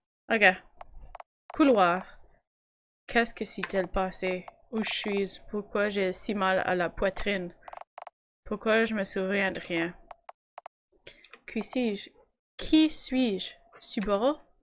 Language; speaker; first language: French; native; French